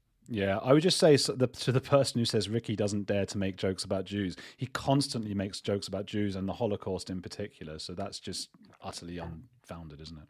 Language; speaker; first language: English; native; English